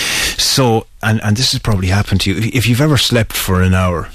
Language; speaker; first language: English; native; English